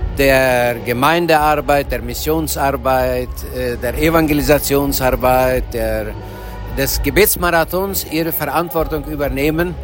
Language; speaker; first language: German; early bilingual, heritage; Low German